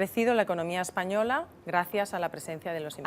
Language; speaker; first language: Spanish; native; Spanish